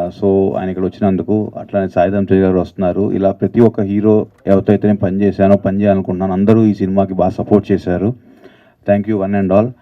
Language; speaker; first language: Telugu; native; Telugu